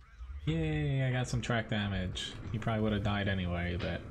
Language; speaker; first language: English; native; English